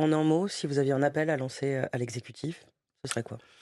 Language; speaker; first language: French; native; French